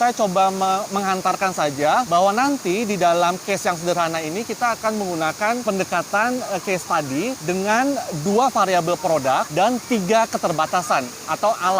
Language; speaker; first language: Indonesian; native; Indonesian